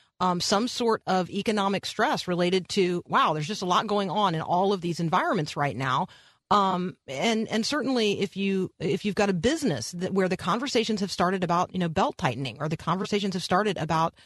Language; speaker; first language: English; native; English